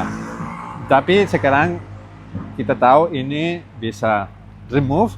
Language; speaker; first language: Indonesian; non-native, learner; Catalan